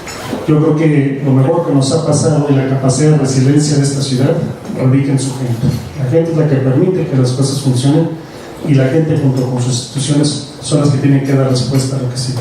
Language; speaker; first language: Spanish; native; Spanish